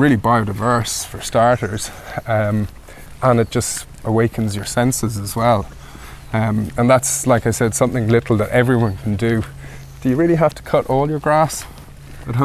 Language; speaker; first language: English; native; English